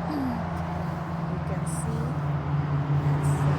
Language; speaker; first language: English; non-native, fluent; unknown